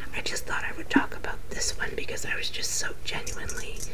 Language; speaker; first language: English; native; English